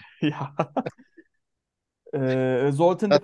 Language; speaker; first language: German; non-native, learner; Turkish